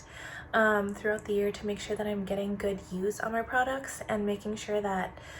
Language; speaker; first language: English; native; English